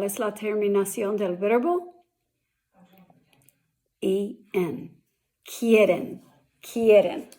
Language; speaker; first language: Spanish; non-native, fluent; English